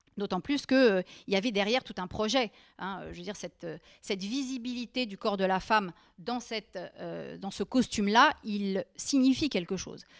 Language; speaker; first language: French; native; French